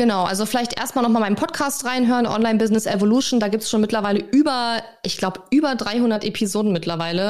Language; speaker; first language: German; native; German